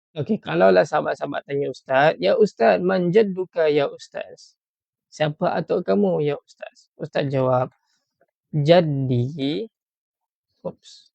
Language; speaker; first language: Malay; native; Malay